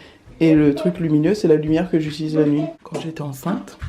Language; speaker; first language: French; native; French